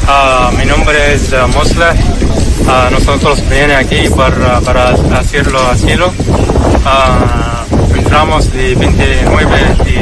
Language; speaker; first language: Spanish; non-native, learner; Arabic